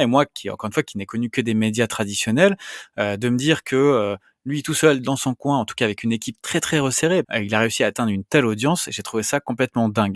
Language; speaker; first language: French; native; French